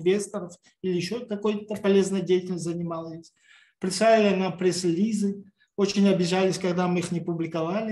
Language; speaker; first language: Russian; non-native, local second language; Tajik